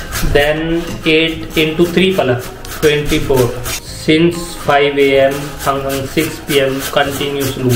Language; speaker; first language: Filipino; non-native, learner; Hindi